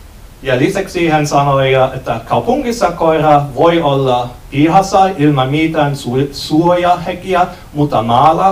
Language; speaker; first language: Finnish; non-native, learner; German